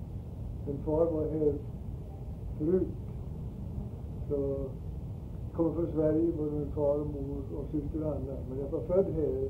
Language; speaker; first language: Swedish; early bilingual, heritage; Swedish